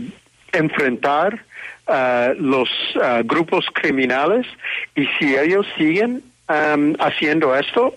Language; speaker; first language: Spanish; non-native, fluent; English